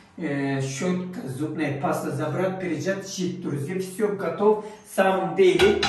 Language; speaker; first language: Russian; non-native, learner; Turkish